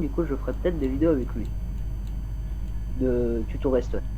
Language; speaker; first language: French; native; French